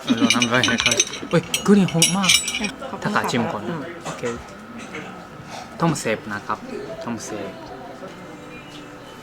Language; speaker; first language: Thai; non-native, learner; Japanese